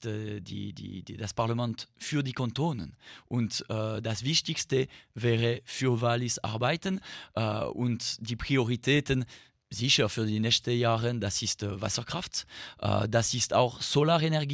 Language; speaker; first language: German; non-native, learner; French